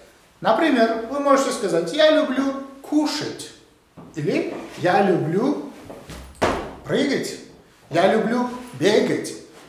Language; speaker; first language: Russian; non-native, local second language; Uzbek